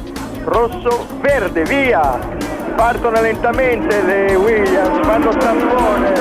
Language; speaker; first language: Italian; native; Italian